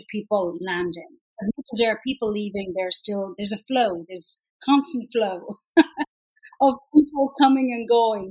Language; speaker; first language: English; native; English